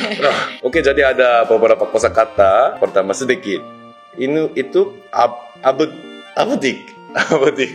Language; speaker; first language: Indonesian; non-native, learner; Korean